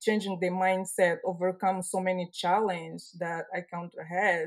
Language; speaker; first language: English; non-native, fluent; Portuguese